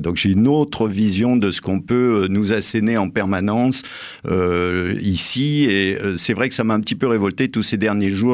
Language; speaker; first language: French; native; French